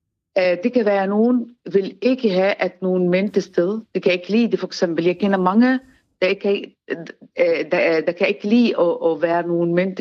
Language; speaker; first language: Danish; non-native, fluent; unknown